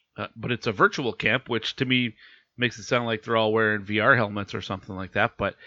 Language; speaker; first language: English; native; English